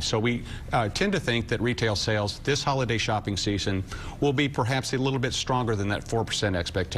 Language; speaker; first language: English; native; English